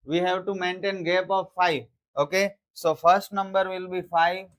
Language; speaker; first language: English; non-native, local second language; Gujarati